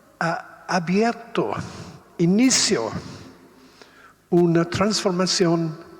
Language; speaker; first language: Spanish; non-native, learner; Italian